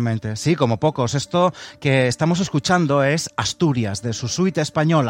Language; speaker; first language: Spanish; native; Spanish